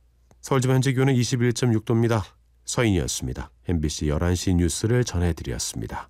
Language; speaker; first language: Korean; native; Korean